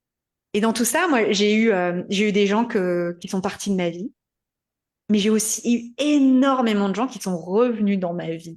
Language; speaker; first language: French; native; French